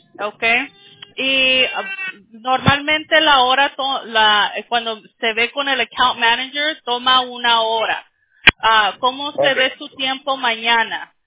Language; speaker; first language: Spanish; early bilingual, heritage; Spanish